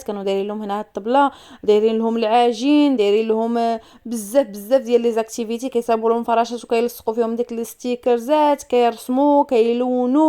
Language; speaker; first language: Arabic; native; Arabic